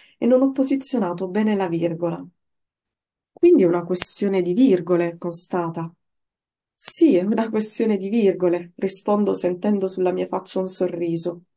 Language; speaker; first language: Italian; non-native, fluent; Persian